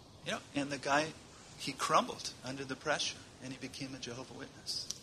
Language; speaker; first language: English; native; English